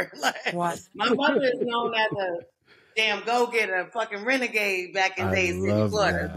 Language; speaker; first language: English; native; English